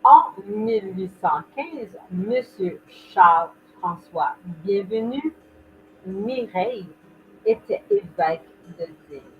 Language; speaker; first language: French; non-native, learner; English